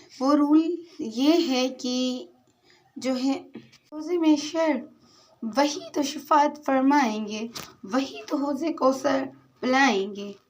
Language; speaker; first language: Urdu; non-native, local second language; Sindhi